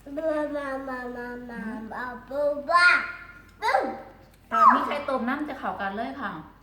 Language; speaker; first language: Thai; native; Thai